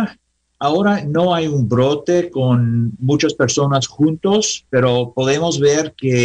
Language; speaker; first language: Spanish; non-native, learner; English